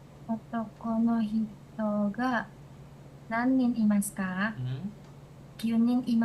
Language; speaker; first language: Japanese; non-native, learner; Indonesian